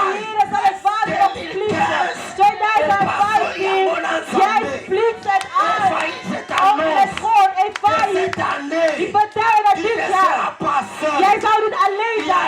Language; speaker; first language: Dutch; non-native, fluent; Lingala